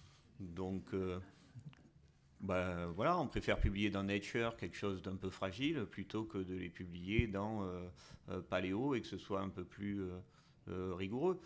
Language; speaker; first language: French; native; French